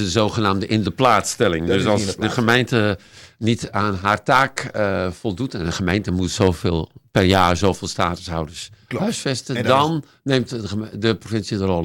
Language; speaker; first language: Dutch; native; Dutch